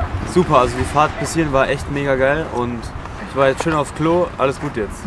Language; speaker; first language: German; native; German